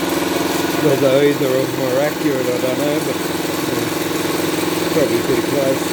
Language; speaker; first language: English; native; English